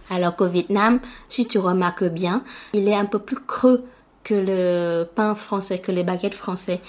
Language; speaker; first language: French; non-native, fluent; Vietnamese